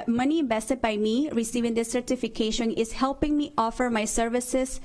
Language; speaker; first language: English; non-native, fluent; Spanish